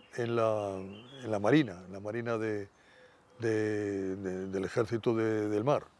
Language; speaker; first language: Spanish; native; Spanish